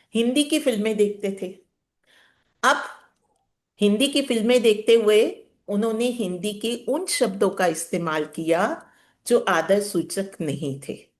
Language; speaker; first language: Hindi; native; Hindi